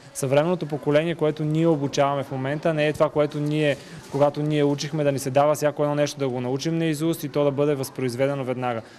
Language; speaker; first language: Bulgarian; native; Bulgarian